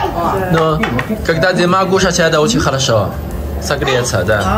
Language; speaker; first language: Russian; non-native, learner; Chinese